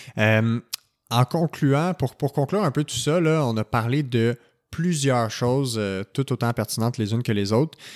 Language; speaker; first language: French; native; French